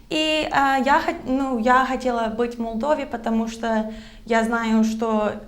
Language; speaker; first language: Russian; non-native, learner; English